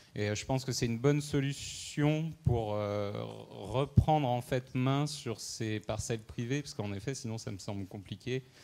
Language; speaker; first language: French; native; French